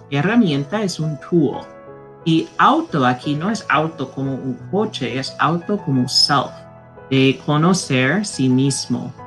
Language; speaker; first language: Spanish; non-native, fluent; English